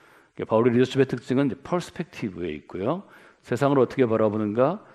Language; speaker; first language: Korean; native; Korean